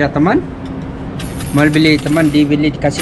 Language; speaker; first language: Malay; non-native, learner; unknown